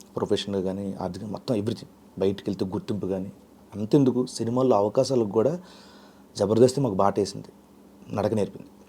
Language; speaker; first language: Telugu; native; Telugu